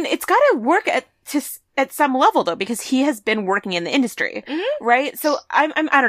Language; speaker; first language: English; native; English